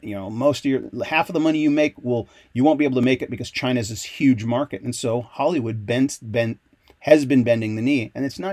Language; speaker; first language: English; native; English